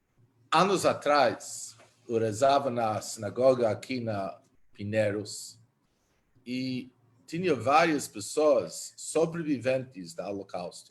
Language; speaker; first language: Portuguese; non-native, fluent; Hebrew